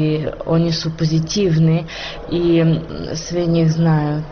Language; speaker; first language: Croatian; non-native, learner; Russian